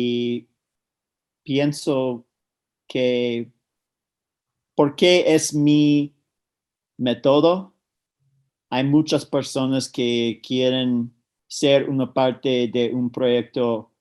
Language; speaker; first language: Spanish; non-native, fluent; English